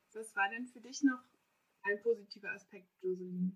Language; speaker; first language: German; native; German